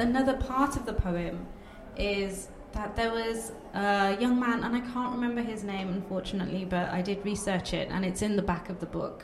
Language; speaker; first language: English; non-native, local second language; Bangla